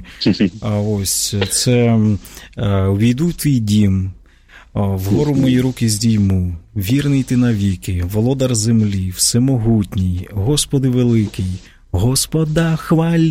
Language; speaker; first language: Ukrainian; native; Ukrainian